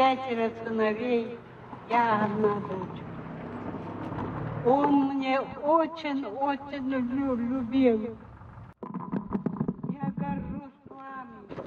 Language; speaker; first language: Russian; non-native, local second language; Korean